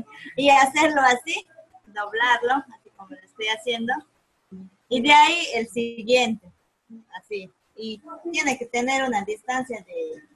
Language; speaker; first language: Spanish; native; Spanish